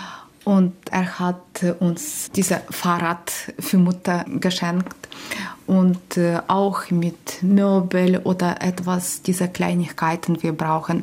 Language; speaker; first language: German; non-native, learner; Ukrainian